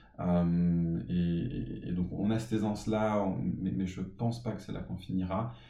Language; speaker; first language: French; early bilingual, other home language; English